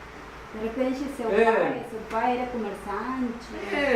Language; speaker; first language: Portuguese; non-native, fluent; Spanish